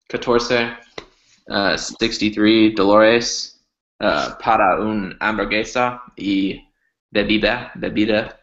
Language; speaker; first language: Spanish; non-native, learner; English